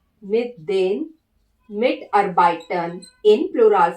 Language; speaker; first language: German; non-native, learner; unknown